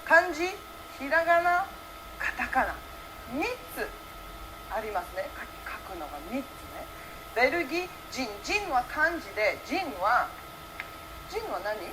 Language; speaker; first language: Japanese; early bilingual, heritage; Japanese